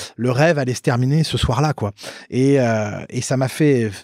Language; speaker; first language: French; native; French